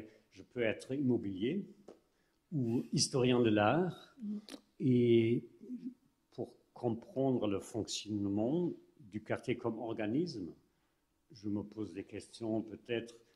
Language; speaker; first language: French; non-native, fluent; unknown